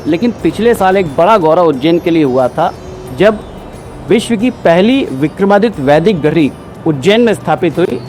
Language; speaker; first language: Hindi; native; Hindi